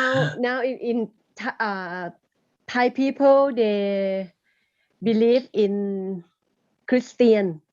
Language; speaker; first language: English; non-native, learner; Thai